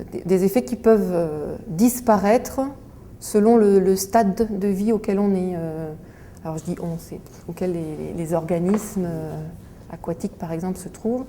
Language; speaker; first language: French; native; French